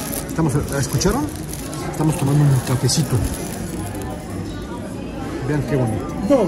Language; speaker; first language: Spanish; native; Spanish